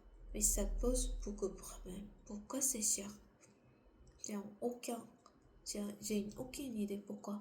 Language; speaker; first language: French; non-native, learner; Korean